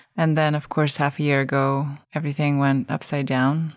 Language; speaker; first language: English; non-native, fluent; Russian